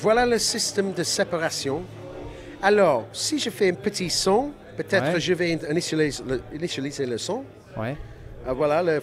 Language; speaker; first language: French; non-native, learner; English